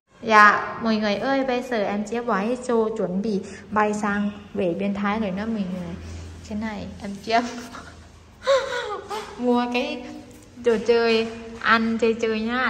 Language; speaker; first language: Vietnamese; non-native, learner; Thai